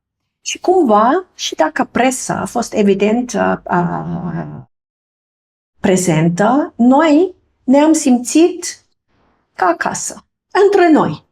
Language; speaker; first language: Romanian; non-native, fluent; German